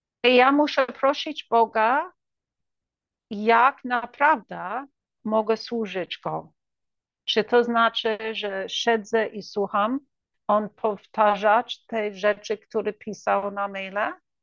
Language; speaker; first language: Polish; early bilingual, heritage; English